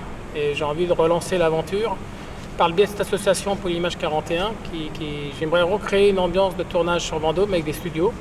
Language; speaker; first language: French; native; French